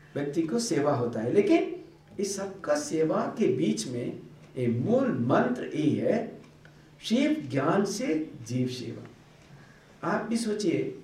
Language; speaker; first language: Hindi; non-native, local second language; Bangla